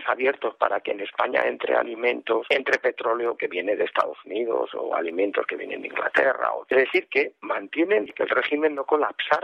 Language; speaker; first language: Spanish; native; Spanish